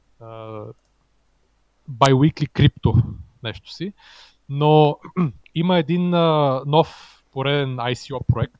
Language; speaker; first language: Bulgarian; native; Bulgarian